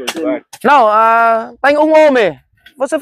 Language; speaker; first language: Portuguese; non-native, learner; Vietnamese